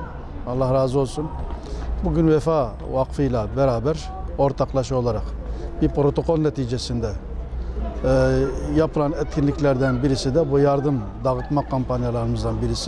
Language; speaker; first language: Turkish; native; Turkish